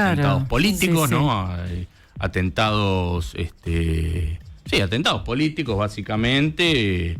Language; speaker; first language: Spanish; native; Spanish